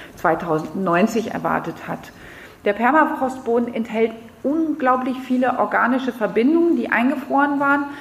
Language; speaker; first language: German; non-native, fluent; French